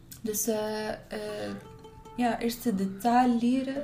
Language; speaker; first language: Dutch; non-native, learner; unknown